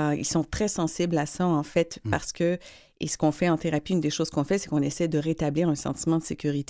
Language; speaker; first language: French; native; French